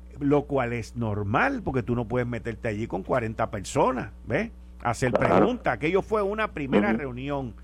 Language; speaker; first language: Spanish; native; Spanish